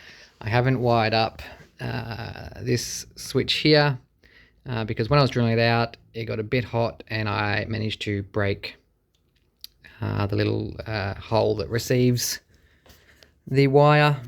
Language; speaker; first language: English; native; English